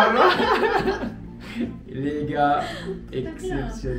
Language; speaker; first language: French; native; French